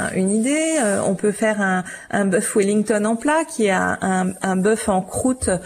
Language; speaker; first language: French; native; French